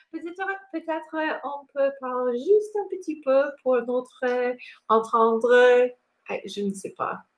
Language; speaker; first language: French; non-native, learner; English